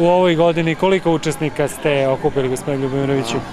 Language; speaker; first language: Serbian; native; Serbian